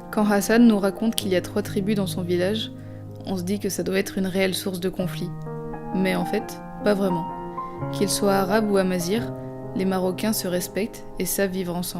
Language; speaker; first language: French; native; French